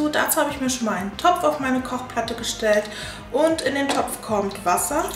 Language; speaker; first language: German; native; German